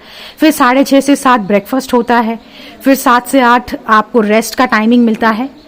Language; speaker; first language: Hindi; native; Hindi